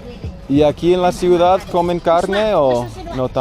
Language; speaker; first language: Spanish; non-native, fluent; English